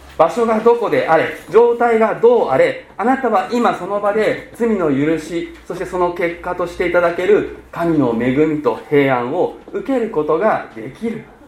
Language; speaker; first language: Japanese; native; Japanese